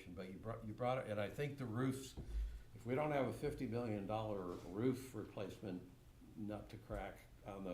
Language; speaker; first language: English; native; English